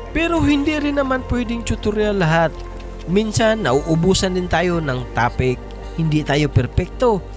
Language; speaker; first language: Filipino; non-native, local second language; Cebuano